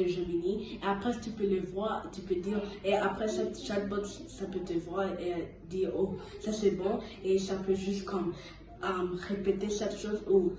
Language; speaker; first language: French; early bilingual, heritage; French